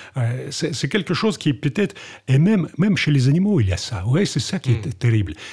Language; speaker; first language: French; non-native, fluent; Russian